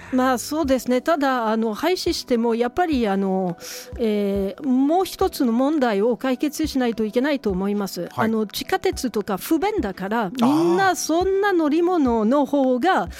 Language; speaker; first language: Japanese; non-native, fluent; French